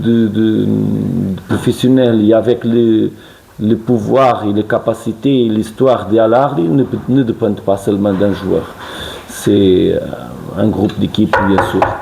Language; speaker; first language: French; non-native, fluent; Portuguese